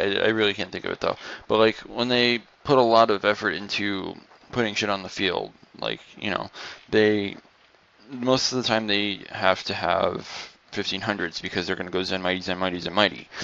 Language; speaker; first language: English; native; English